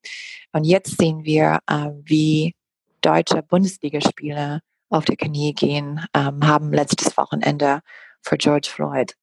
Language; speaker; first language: German; non-native, fluent; English